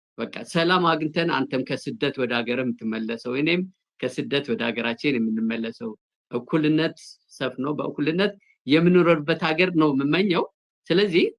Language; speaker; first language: Amharic; non-native, local second language; Tigrinya